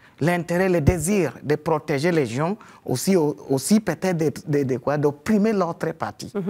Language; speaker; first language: French; non-native, fluent; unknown